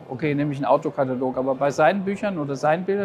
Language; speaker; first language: German; native; German